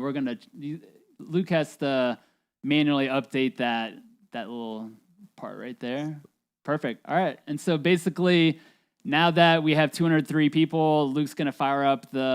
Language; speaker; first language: English; native; English